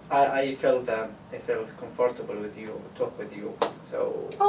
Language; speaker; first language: English; non-native, learner; Arabic